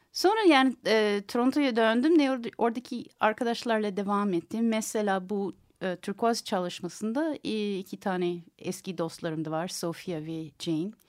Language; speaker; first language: Turkish; non-native, fluent; English